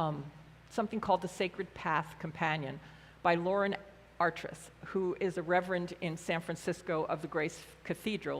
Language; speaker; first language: English; native; English